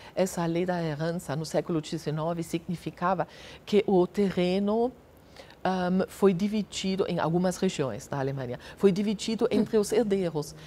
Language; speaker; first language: Portuguese; non-native, fluent; German